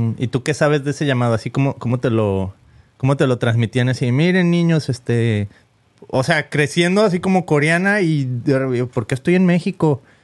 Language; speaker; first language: Spanish; native; Spanish